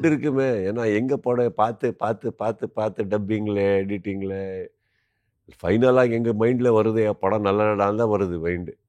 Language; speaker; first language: Tamil; non-native, local second language; Kannada